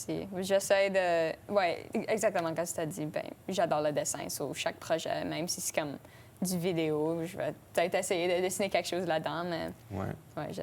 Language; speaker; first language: French; non-native, local second language; English